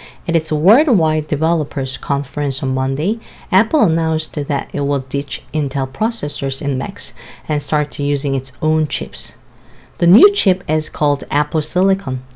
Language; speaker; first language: English; non-native, fluent; Korean